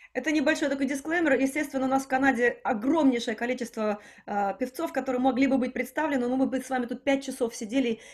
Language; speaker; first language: Russian; native; Russian